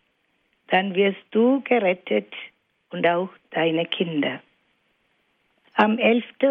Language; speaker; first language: German; non-native, fluent; Malayalam